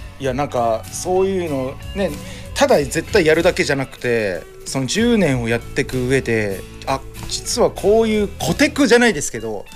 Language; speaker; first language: Japanese; native; Japanese